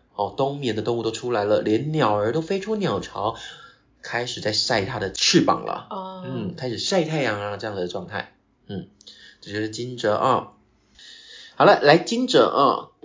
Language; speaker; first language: Chinese; non-native, local second language; Min Nan Chinese